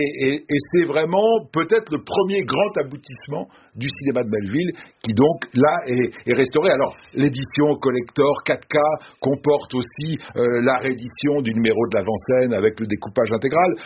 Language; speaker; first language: French; native; French